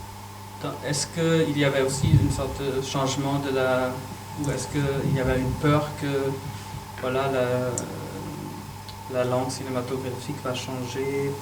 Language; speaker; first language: French; non-native, fluent; German